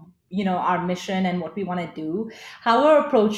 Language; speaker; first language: English; non-native, local second language; Hindi